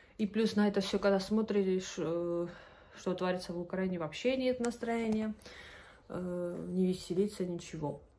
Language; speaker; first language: Russian; non-native, local second language; Georgian